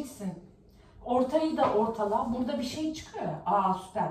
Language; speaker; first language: Turkish; native; Turkish